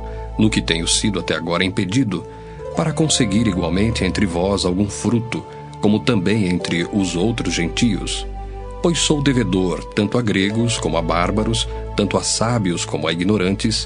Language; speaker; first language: Portuguese; native; Portuguese